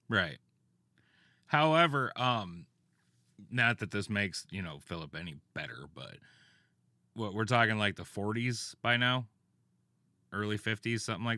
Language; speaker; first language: English; native; English